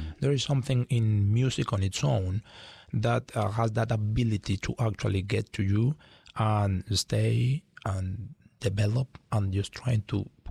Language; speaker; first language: English; non-native, fluent; Spanish